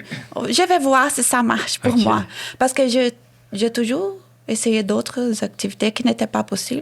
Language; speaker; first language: French; non-native, fluent; Portuguese